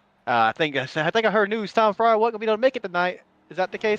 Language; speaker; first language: English; native; English